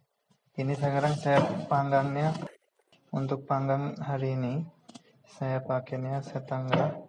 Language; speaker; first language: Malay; non-native, local second language; Bangla